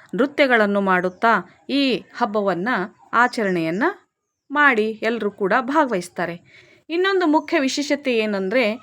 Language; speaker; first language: Kannada; non-native, local second language; Lambadi